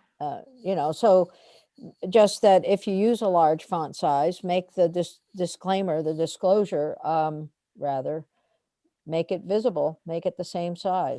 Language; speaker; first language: English; native; English